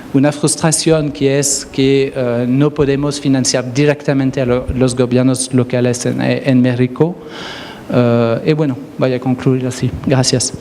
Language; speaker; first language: Spanish; non-native, fluent; French